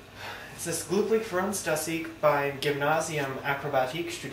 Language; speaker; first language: German; non-native, learner; English